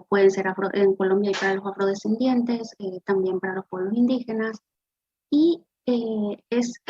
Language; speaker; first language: Spanish; native; Spanish